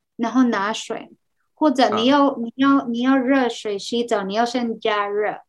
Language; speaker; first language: Chinese; non-native, fluent; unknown